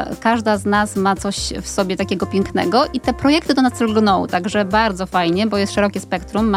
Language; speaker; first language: Polish; native; Polish